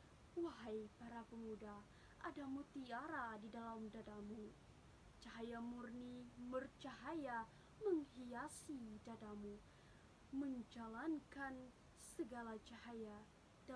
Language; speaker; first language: Indonesian; native; Indonesian